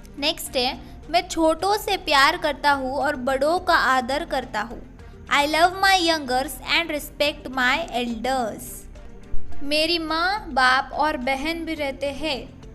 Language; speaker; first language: Hindi; native; Hindi